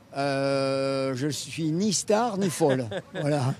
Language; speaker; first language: French; native; French